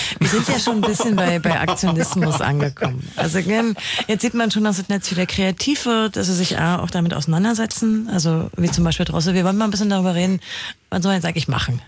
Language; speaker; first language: German; native; German